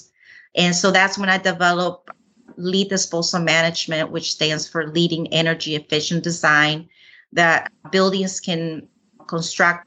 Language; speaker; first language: English; non-native, fluent; Spanish